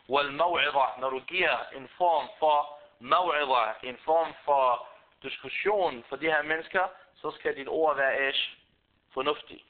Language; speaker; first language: Danish; non-native, fluent; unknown